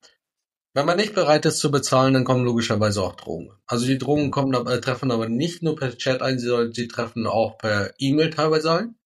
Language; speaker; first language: German; native; German